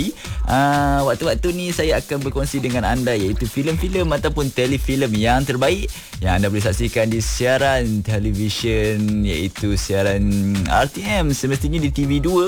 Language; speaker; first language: Malay; native; Malay